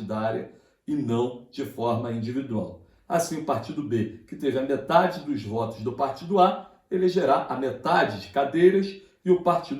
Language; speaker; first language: Portuguese; native; Portuguese